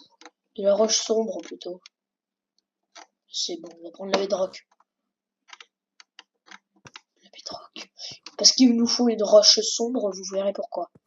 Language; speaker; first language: French; native; French